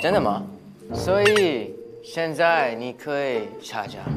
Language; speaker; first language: Chinese; non-native, learner; English